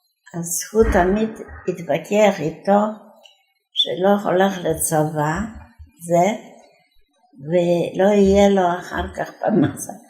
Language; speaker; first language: Hebrew; non-native, fluent; Yiddish